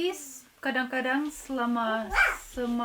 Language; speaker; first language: Indonesian; non-native, fluent; Russian